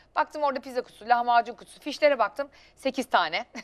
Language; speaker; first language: Turkish; native; Turkish